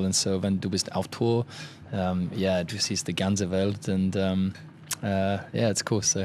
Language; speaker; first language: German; non-native, learner; English